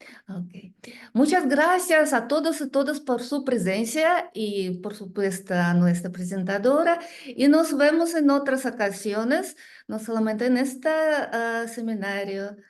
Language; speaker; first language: Spanish; non-native, learner; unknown